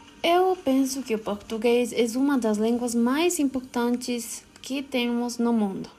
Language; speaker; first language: Portuguese; non-native, learner; Spanish